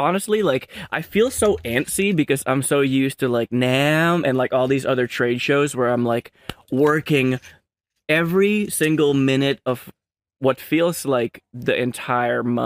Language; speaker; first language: English; non-native, local second language; Filipino